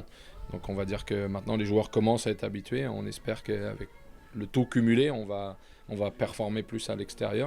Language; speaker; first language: French; native; French